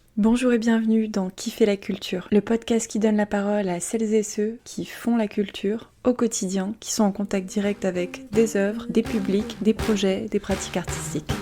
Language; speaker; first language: French; native; French